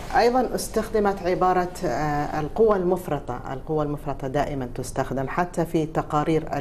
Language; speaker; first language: Arabic; native; Arabic